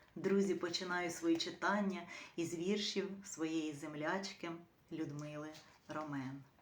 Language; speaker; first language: Ukrainian; native; Ukrainian